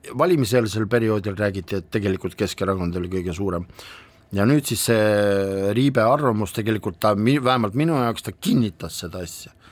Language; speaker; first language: Estonian; non-native, local second language; Russian